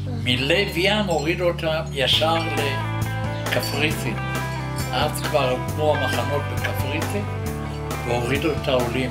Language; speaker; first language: Hebrew; non-native, fluent; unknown